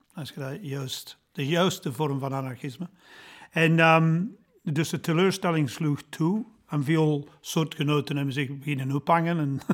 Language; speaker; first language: Dutch; non-native, fluent; English